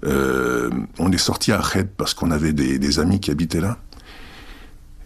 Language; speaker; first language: French; non-native, local second language; Czech